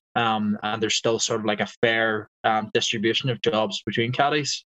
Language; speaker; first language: English; native; English